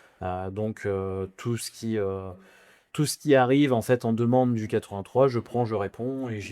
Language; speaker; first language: French; native; French